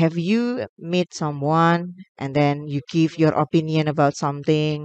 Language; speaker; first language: English; non-native, local second language; Indonesian